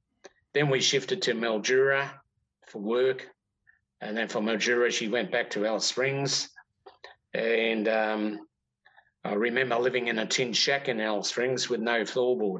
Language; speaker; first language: English; native; English